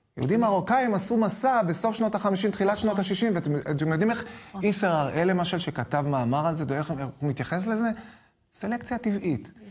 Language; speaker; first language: Hebrew; native; Hebrew